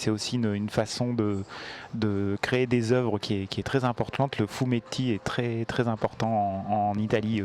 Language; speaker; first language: French; native; French